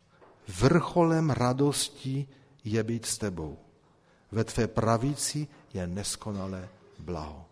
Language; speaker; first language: Czech; non-native, local second language; Polish